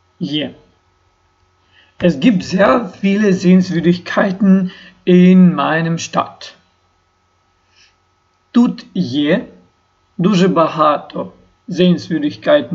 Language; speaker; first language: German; non-native, learner; Ukrainian